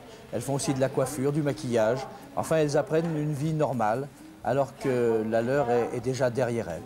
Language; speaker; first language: French; native; French